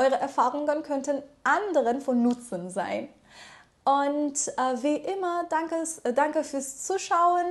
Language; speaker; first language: German; non-native, fluent; Persian